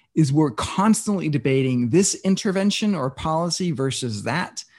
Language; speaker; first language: English; non-native, fluent; Danish